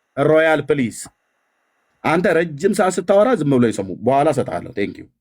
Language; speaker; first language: Amharic; native; Amharic